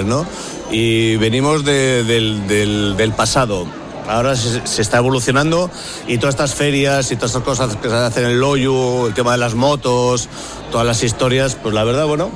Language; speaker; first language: Spanish; non-native, local second language; Basque